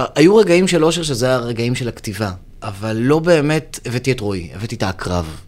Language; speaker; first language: Hebrew; native; Hebrew